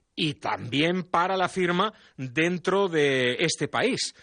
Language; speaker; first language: Spanish; non-native, local second language; Catalan